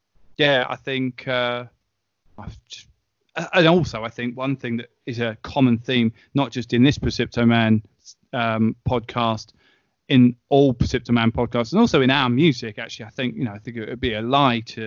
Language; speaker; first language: English; native; English